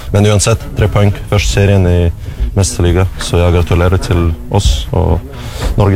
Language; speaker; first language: Norwegian; non-native, learner; Russian